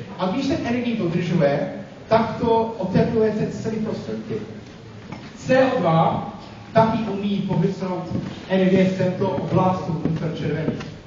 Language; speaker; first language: Czech; non-native, fluent; English